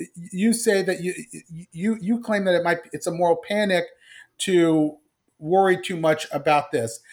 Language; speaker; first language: English; native; English